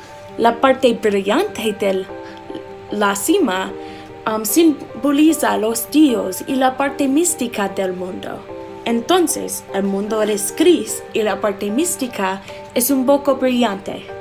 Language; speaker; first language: Spanish; non-native, learner; English